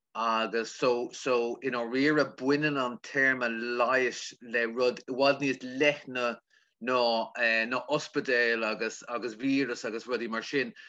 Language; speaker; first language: Irish; non-native, local second language; English